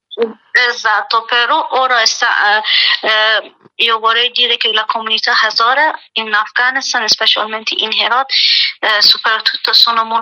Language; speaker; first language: Italian; non-native, learner; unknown